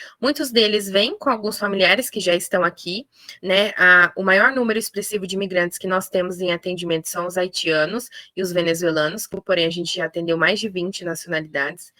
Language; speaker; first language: Portuguese; native; Portuguese